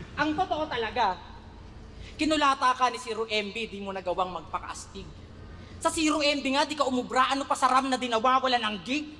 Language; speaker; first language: Filipino; native; Filipino